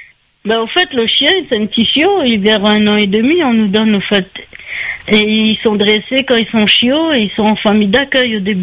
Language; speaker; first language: French; native; French